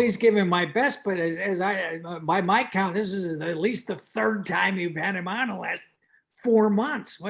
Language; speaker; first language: English; native; English